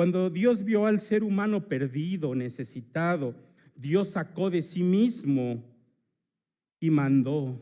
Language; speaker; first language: Spanish; native; Spanish